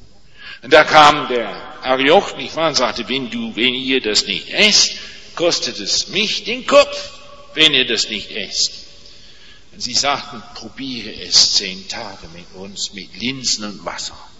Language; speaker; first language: German; non-native, fluent; English